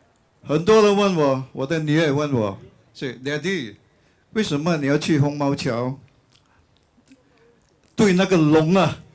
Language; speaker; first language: Chinese; non-native, local second language; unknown